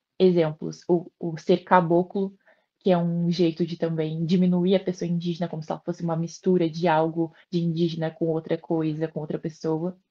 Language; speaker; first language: Portuguese; native; Portuguese